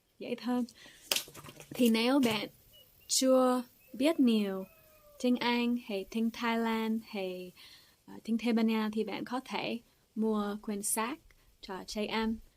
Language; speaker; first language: Vietnamese; non-native, fluent; English